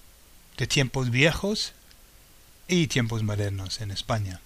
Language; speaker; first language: Spanish; non-native, fluent; English